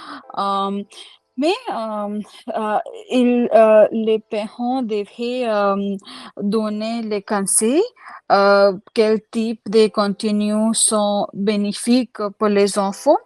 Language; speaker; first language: French; non-native, learner; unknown